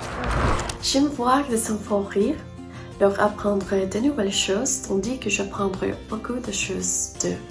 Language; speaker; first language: French; non-native, learner; Spanish